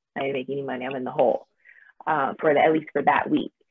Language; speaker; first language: English; native; English